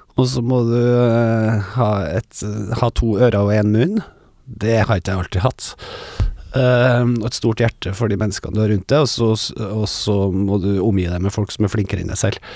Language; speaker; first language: Norwegian; native; Norwegian